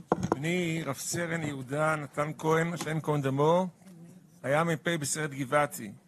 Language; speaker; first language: Hebrew; native; Hebrew